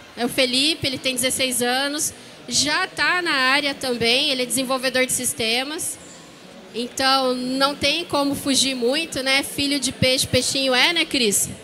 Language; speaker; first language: Portuguese; native; Portuguese